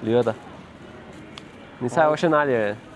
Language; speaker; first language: Chinese; non-native, learner; Turkish